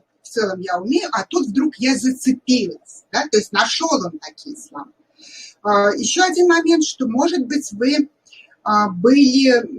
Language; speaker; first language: Russian; native; Russian